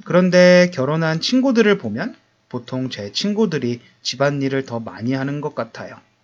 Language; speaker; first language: Korean; native; Korean